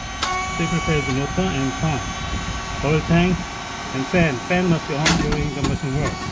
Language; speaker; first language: English; non-native, learner; Korean